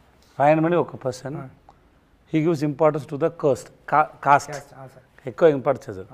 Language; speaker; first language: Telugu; non-native, learner; Tamil